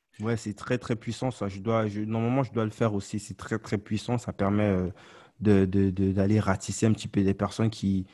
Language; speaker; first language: French; non-native, local second language; Ghomala